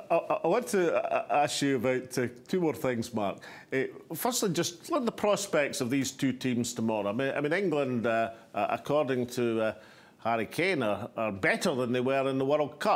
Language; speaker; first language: English; native; English